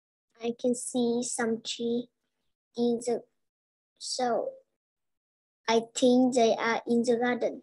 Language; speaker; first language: English; non-native, learner; Vietnamese